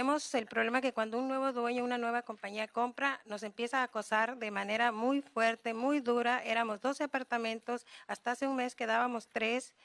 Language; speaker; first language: Spanish; native; Spanish